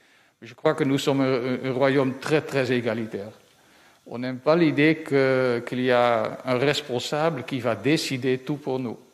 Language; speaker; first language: French; non-native, fluent; Dutch